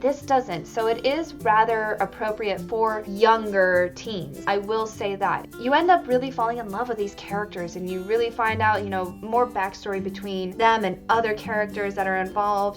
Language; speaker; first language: English; native; English